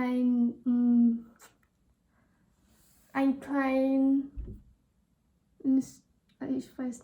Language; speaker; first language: German; non-native, learner; Korean